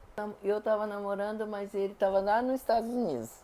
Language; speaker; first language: Portuguese; non-native, fluent; Japanese